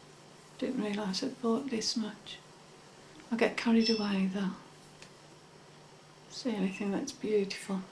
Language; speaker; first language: English; native; English